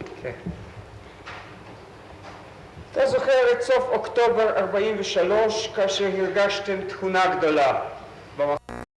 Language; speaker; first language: Hebrew; non-native, fluent; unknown